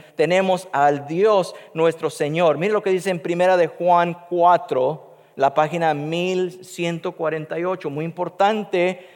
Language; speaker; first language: Spanish; native; Spanish